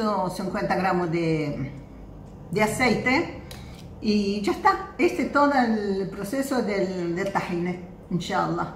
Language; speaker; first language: Spanish; non-native, fluent; Arabic